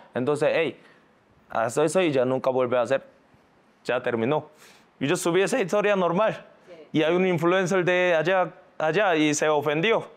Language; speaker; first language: Spanish; non-native, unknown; Korean